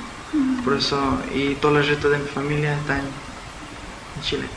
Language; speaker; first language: Spanish; early bilingual, heritage; Spanish